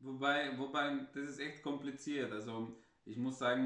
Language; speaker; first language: German; non-native, fluent; Arabic